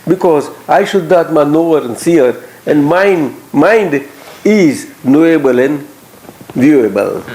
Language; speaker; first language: English; non-native, local second language; Gujarati